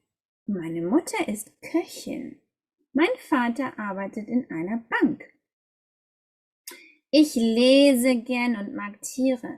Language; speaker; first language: German; non-native, fluent; English